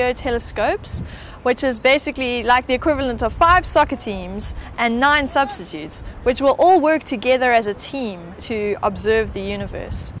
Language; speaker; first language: English; native; English